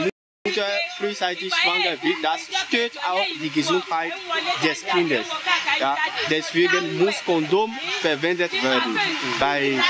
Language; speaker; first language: German; non-native, fluent; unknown